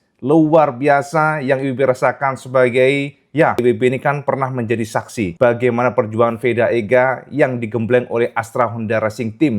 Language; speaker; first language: Indonesian; native; Indonesian